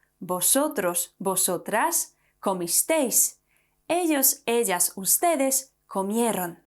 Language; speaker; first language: Spanish; non-native, fluent; Polish